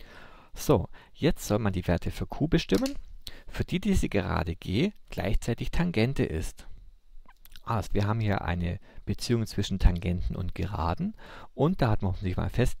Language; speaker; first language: German; native; German